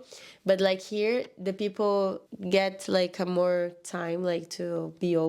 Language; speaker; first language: English; non-native, learner; Portuguese